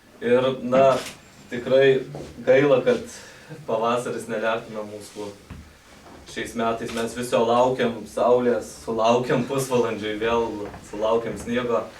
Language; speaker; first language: Lithuanian; native; Lithuanian